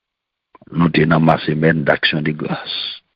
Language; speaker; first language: French; non-native, local second language; Haitian Creole